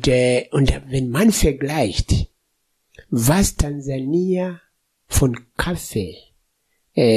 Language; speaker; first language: German; non-native, fluent; Swahili